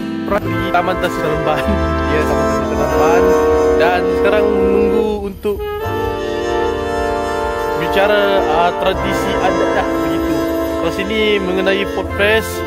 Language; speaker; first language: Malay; non-native, local second language; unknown